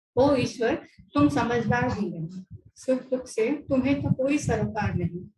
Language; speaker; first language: Hindi; non-native, local second language; Marathi